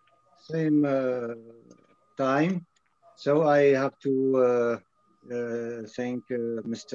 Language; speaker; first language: English; non-native, learner; French